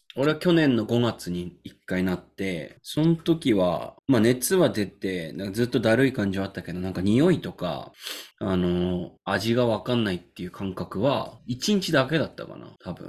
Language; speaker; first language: Japanese; native; Japanese